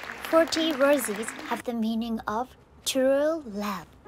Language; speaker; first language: English; non-native, fluent; Japanese